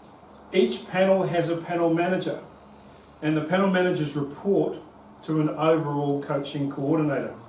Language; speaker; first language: English; native; English